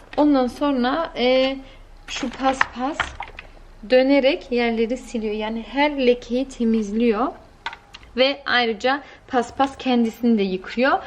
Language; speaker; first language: Turkish; early bilingual, heritage; Turkish